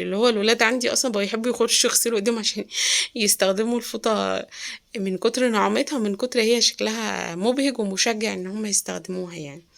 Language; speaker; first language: Arabic; native; Arabic